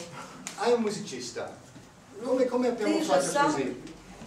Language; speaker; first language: Italian; non-native, learner; German